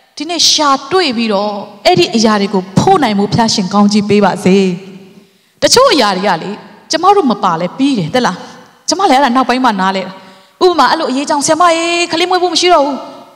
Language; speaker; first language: Burmese; non-native, local second language; Hakha Chin